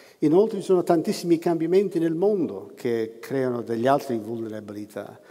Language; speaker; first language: Italian; non-native, fluent; English